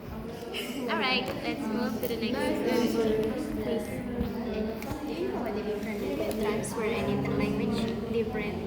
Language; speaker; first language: English; non-native, learner; Indonesian